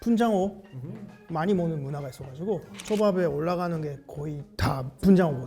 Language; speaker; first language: Korean; non-native, fluent; Japanese